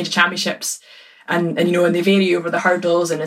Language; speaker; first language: English; native; English